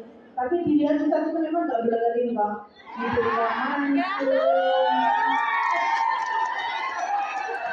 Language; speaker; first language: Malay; non-native, local second language; Javanese